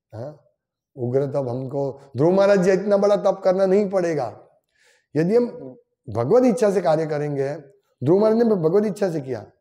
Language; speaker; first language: Hindi; non-native, local second language; Gujarati